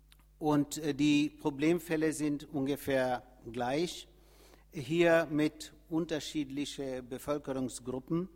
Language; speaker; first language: German; non-native, fluent; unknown